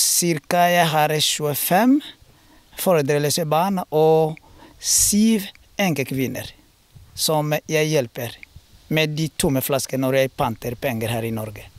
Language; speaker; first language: Norwegian; non-native, learner; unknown